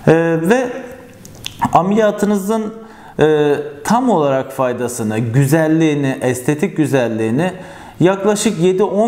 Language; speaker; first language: Turkish; native; Turkish